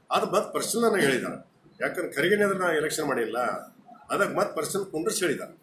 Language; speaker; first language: Kannada; non-native, local second language; Lambadi